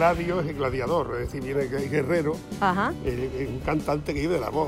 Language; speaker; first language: Spanish; native; Spanish